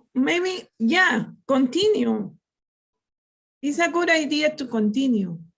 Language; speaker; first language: English; non-native, learner; Spanish